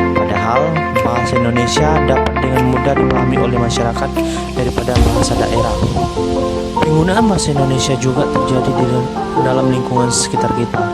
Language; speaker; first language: Indonesian; non-native, local second language; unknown